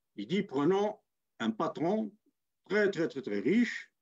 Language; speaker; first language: French; non-native, local second language; Kabyle